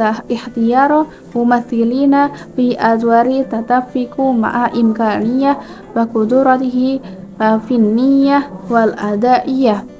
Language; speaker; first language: Arabic; non-native, learner; Indonesian